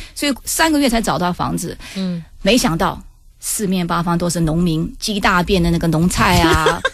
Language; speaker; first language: Chinese; early bilingual, heritage; Chinese